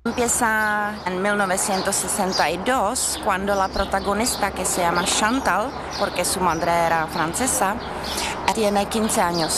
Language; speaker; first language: Spanish; non-native, learner; Czech